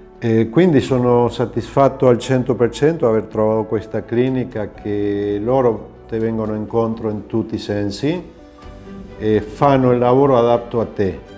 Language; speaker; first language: Italian; non-native, fluent; Spanish